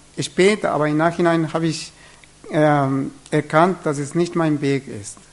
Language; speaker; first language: German; non-native, fluent; Spanish